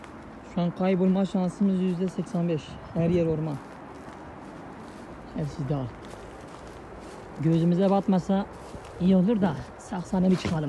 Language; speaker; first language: Turkish; native; Turkish